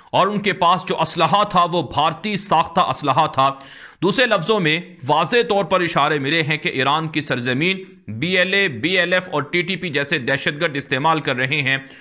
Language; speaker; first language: Urdu; native; Urdu